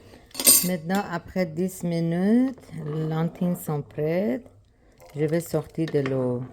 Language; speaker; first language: French; non-native, learner; Persian